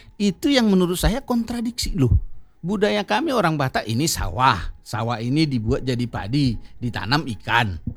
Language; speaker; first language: Indonesian; non-native, local second language; Batak Toba